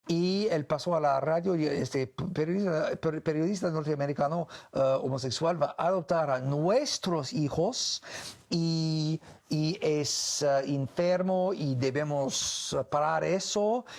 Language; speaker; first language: Spanish; non-native, learner; English